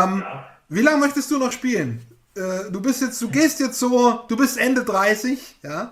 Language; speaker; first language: German; native; German